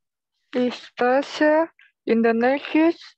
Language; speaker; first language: German; non-native, learner; Indonesian